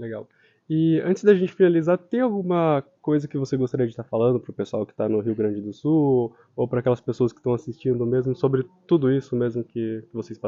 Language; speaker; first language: Portuguese; native; Portuguese